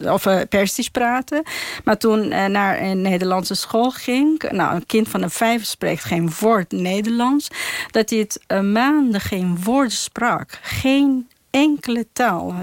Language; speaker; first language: Dutch; non-native, fluent; Persian